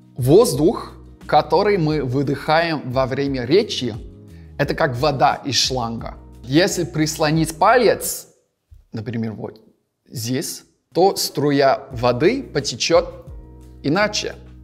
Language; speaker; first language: Russian; non-native, fluent; English